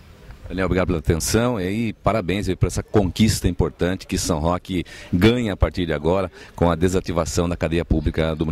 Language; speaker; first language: Portuguese; native; Portuguese